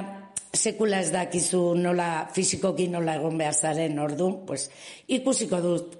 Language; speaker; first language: Basque; non-native, local second language; Spanish